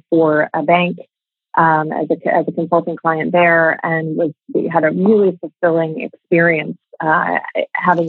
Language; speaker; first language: English; native; English